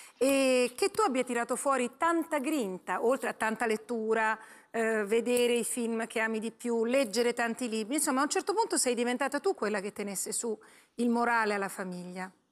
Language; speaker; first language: Italian; native; Italian